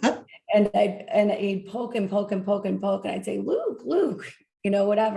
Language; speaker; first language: English; native; English